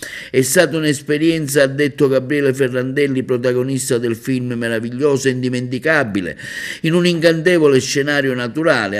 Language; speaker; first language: Italian; native; Italian